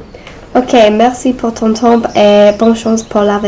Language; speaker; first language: French; non-native, learner; English